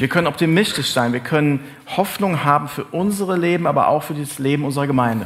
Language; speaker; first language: German; native; German